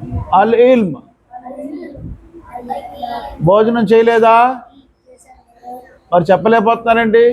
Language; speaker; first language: Telugu; non-native, local second language; Urdu